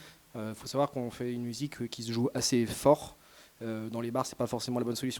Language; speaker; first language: French; native; French